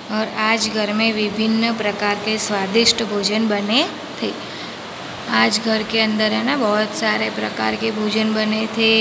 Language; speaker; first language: Hindi; non-native, local second language; Gujarati